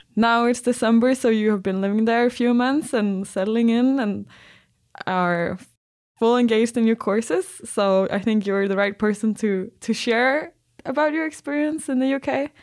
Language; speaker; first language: English; non-native, fluent; Danish